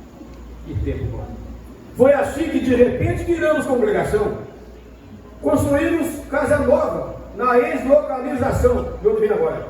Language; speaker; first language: Portuguese; native; Portuguese